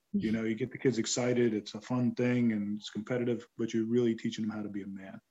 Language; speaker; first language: English; native; English